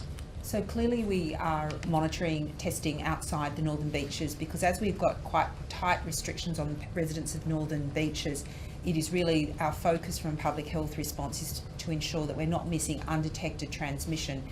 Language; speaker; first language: English; native; English